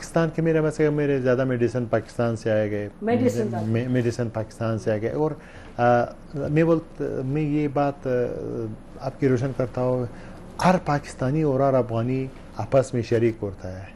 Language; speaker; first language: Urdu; non-native, learner; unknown